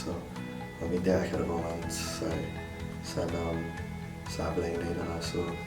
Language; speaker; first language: Welsh; non-native, local second language; English